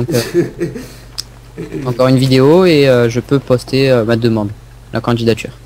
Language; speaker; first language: French; native; French